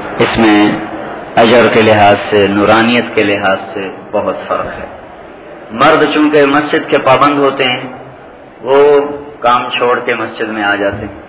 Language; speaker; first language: Urdu; non-native, local second language; Punjabi